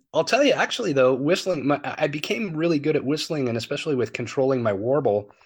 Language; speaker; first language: English; native; English